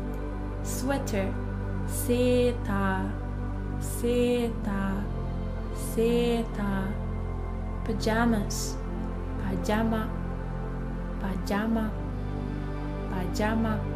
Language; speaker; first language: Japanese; non-native, fluent; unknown